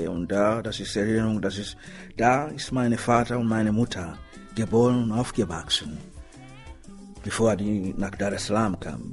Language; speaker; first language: German; non-native, learner; Swahili